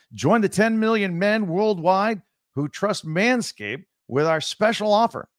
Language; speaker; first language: English; native; English